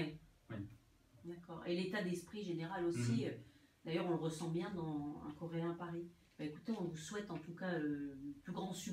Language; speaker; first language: French; native; French